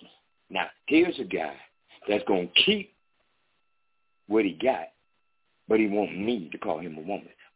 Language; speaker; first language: English; native; English